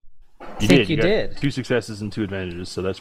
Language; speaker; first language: English; native; English